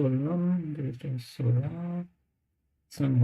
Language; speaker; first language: Korean; non-native, learner; English